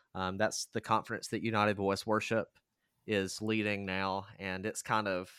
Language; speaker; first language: English; native; English